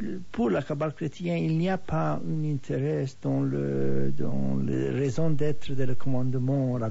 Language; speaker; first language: French; non-native, fluent; Hebrew